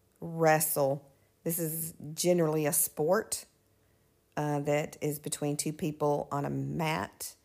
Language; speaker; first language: English; native; English